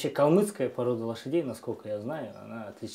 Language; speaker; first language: Russian; non-native, local second language; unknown